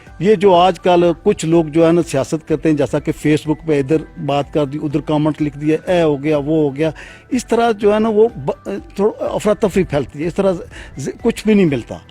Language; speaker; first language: Urdu; non-native, local second language; Pahari-Potwari